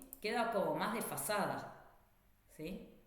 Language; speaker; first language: Spanish; native; Spanish